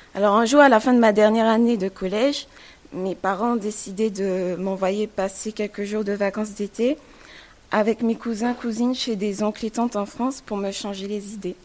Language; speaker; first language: French; native; French